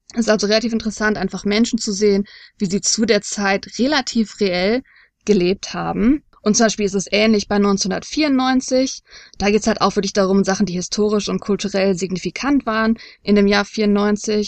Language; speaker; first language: German; native; German